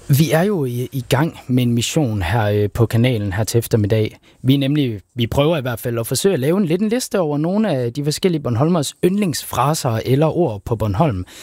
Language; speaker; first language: Danish; native; Danish